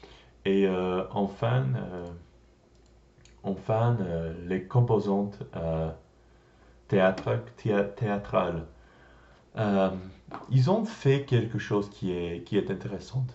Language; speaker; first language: French; non-native, learner; English